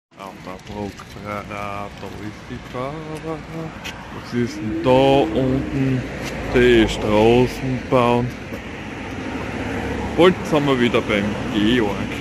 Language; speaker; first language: German; native; German